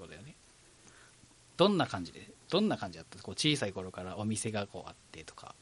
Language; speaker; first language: Japanese; native; Japanese